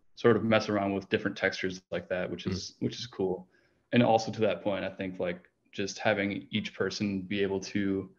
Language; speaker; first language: English; native; English